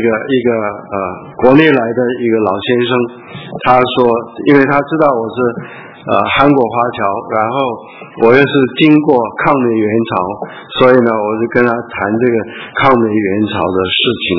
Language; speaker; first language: Chinese; early bilingual, heritage; Chinese